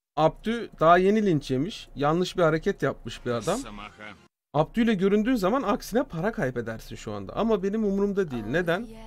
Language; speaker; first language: Turkish; native; Turkish